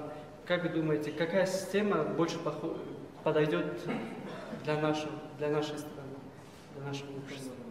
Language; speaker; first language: Russian; non-native, local second language; Tajik